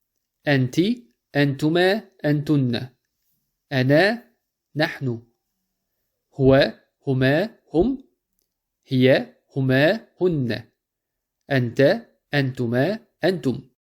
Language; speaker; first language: Arabic; non-native, fluent; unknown